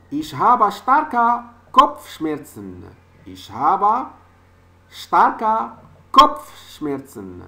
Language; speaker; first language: German; non-native, learner; French